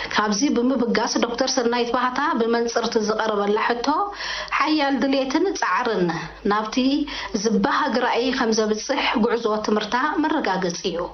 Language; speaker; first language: Tigrinya; native; Tigrinya